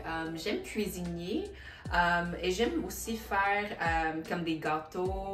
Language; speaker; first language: French; non-native, local second language; English